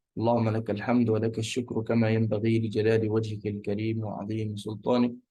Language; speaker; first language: Indonesian; non-native, fluent; Arabic